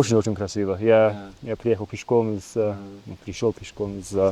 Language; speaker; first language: Russian; non-native, learner; English